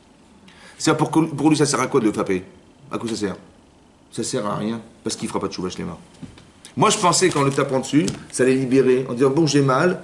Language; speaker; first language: French; native; French